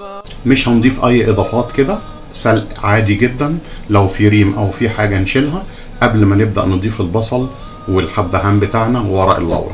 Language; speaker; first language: Arabic; native; Arabic